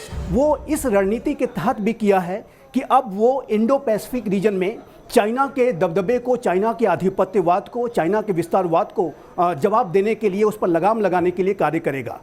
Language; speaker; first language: Hindi; native; Hindi